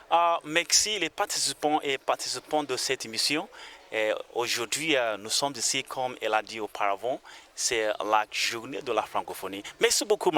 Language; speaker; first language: French; non-native, learner; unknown